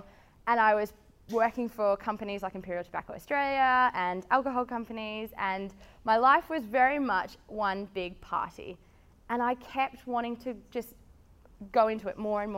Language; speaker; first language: English; native; English